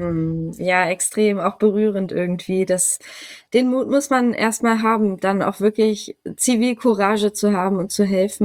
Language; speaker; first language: German; native; German